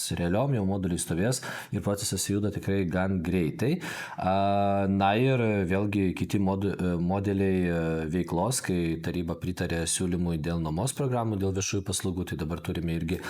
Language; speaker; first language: Lithuanian; non-native, local second language; Polish